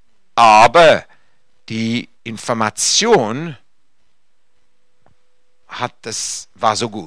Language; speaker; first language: German; non-native, fluent; English